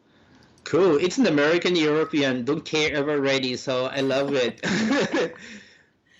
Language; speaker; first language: English; non-native, fluent; Japanese